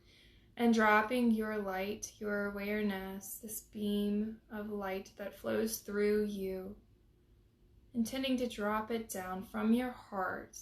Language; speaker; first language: English; native; English